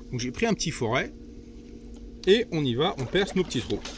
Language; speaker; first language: French; native; French